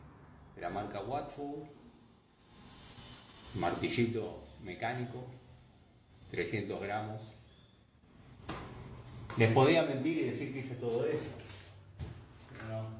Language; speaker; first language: Spanish; native; Spanish